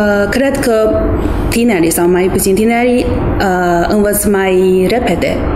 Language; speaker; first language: Romanian; non-native, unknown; Chinese